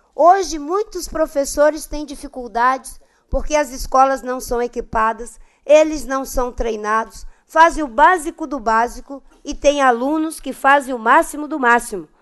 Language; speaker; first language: Portuguese; native; Portuguese